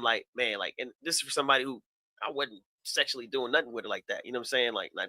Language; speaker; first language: English; native; English